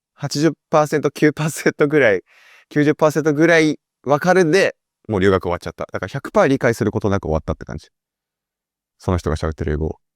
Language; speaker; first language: Japanese; native; Japanese